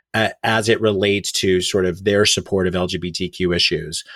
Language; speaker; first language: English; native; English